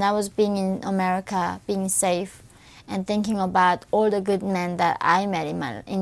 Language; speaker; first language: English; non-native, fluent; Korean